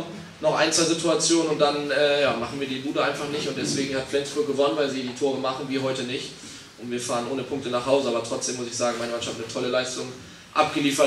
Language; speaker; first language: German; native; German